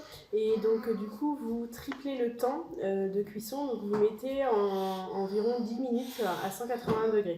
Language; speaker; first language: French; native; French